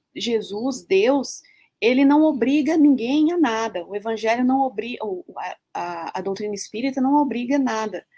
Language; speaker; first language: Portuguese; early bilingual, heritage; Portuguese